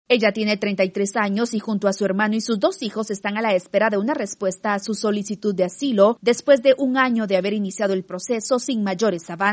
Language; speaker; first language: Spanish; native; Spanish